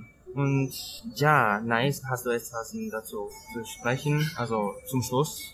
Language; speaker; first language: German; non-native, learner; Thai